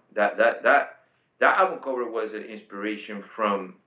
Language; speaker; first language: English; non-native, fluent; Spanish